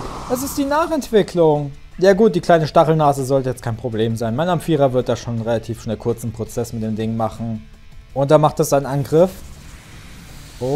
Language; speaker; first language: German; native; German